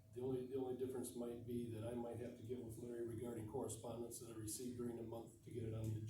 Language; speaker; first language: English; native; English